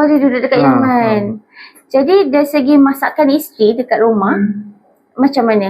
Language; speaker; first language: Malay; native; Malay